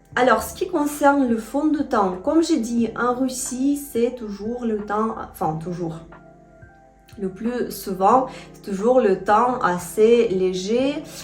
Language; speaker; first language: French; non-native, fluent; Russian